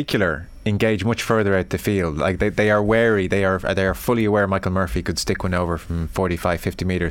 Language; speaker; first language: English; native; English